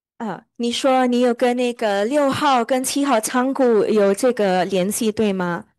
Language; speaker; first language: Chinese; early bilingual, heritage; Chinese